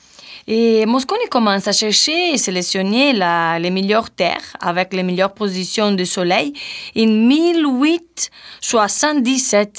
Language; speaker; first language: French; non-native, learner; Italian